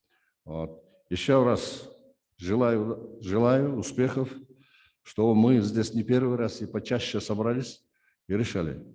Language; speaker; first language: Russian; non-native, local second language; Kyrgyz